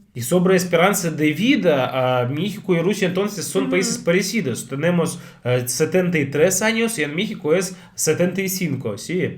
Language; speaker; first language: Spanish; non-native, fluent; Russian